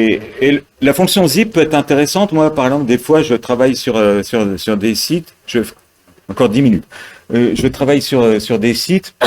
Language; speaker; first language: French; native; French